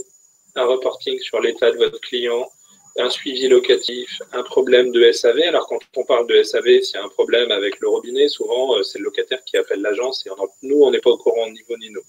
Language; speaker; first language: French; native; French